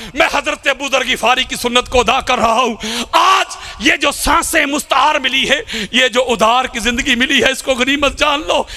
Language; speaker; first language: Urdu; non-native, local second language; Punjabi